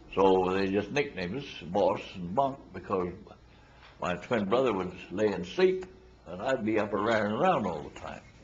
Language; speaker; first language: English; native; English